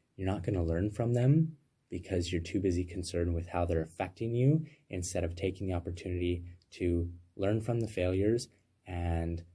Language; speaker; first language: English; native; English